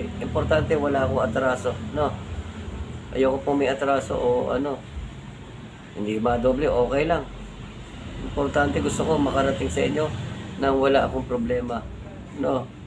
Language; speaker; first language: Filipino; native; Filipino